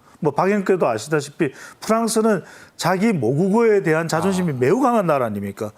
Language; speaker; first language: Korean; native; Korean